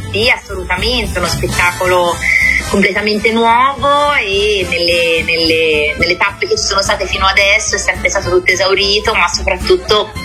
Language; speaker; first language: Italian; native; Italian